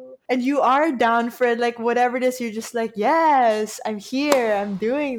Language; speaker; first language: English; non-native, local second language; Filipino